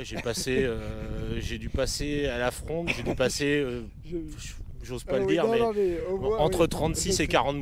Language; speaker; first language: French; native; French